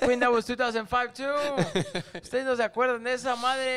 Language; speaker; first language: Spanish; native; Spanish